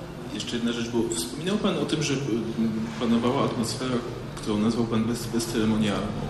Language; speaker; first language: Polish; native; Polish